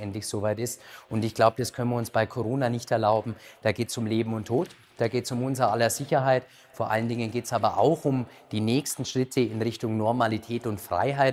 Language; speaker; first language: German; native; German